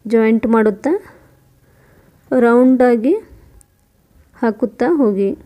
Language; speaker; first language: Kannada; native; Kannada